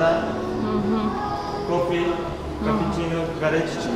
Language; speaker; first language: Russian; non-native, learner; Turkish